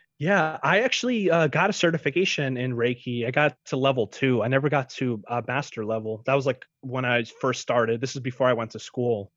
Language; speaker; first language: English; early bilingual, other home language; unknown